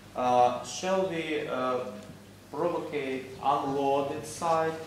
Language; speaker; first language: English; non-native, learner; Russian